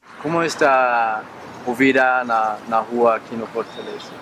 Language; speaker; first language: Portuguese; non-native, learner; Danish